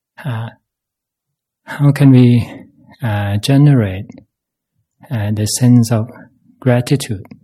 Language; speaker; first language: English; non-native, fluent; Thai